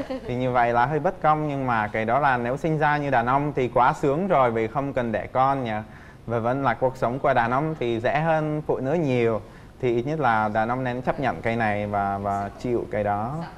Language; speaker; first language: Vietnamese; non-native, fluent; Czech